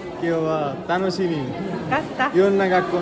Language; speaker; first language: Japanese; non-native, learner; Bangla